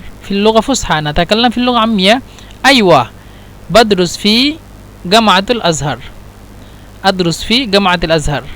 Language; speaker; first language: Arabic; non-native, fluent; Bangla